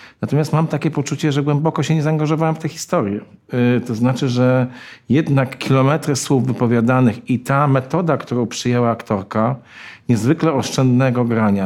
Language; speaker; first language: Polish; native; Polish